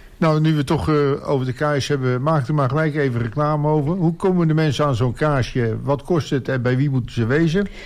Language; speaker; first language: Dutch; native; Dutch